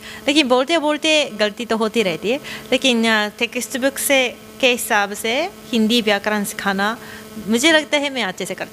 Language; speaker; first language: Hindi; non-native, fluent; Japanese